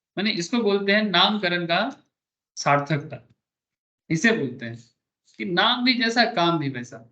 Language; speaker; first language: Hindi; non-native, local second language; Bangla